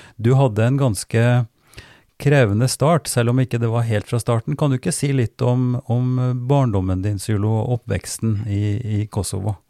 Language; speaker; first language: Norwegian; native; Norwegian